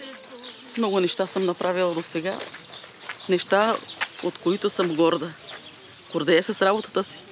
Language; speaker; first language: Bulgarian; native; Bulgarian